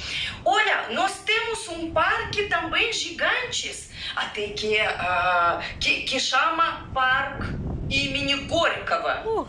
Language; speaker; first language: Portuguese; non-native, fluent; Russian